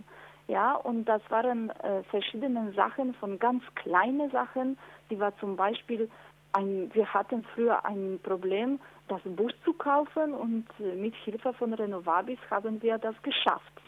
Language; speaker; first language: German; non-native, fluent; Polish